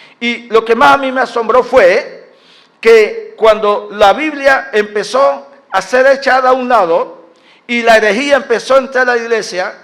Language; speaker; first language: Spanish; native; Spanish